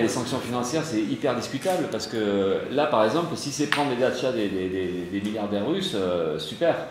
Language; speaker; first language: French; native; French